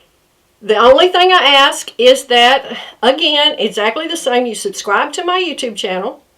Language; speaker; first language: English; native; English